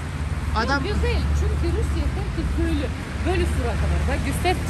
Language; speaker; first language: Turkish; non-native, learner; Russian